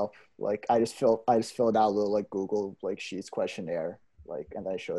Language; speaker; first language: English; native; English